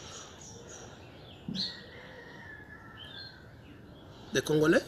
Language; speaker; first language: French; non-native, local second language; Lingala